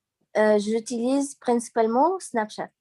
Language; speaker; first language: French; non-native, learner; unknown